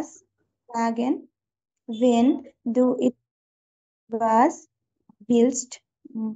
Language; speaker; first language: German; non-native, learner; Bangla